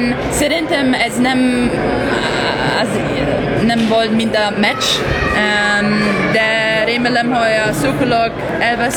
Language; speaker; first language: Hungarian; non-native, learner; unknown